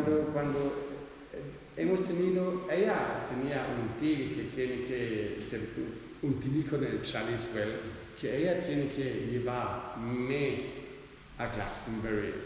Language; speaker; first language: Spanish; non-native, learner; Dutch